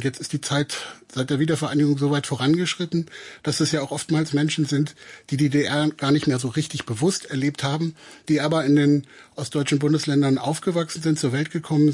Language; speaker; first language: German; native; German